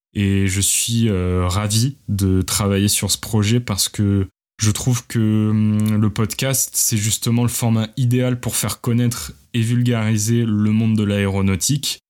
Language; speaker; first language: French; native; French